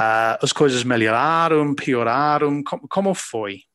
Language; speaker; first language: Portuguese; non-native, learner; English